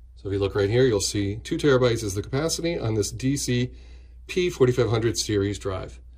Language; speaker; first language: English; native; English